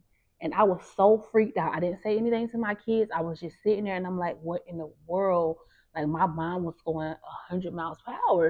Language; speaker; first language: English; native; English